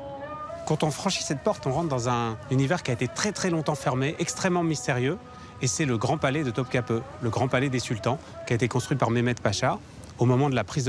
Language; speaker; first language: French; native; French